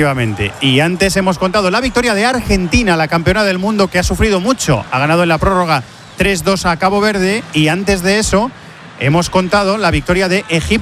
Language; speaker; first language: Spanish; native; Spanish